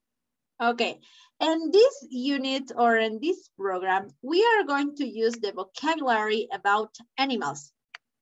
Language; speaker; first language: English; non-native, fluent; Spanish